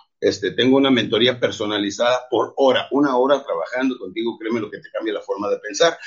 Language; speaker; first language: Spanish; native; Spanish